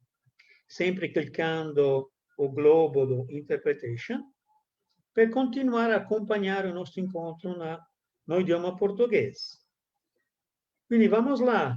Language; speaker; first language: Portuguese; non-native, fluent; Italian